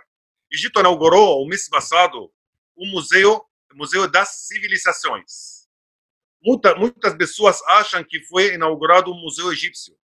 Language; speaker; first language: Portuguese; non-native, fluent; Arabic